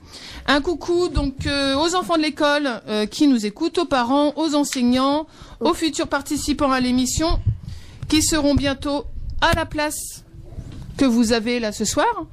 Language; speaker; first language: French; native; French